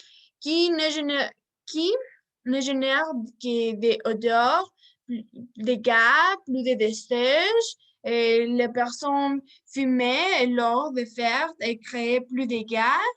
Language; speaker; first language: French; non-native, learner; Spanish